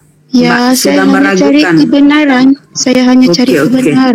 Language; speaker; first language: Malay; non-native, local second language; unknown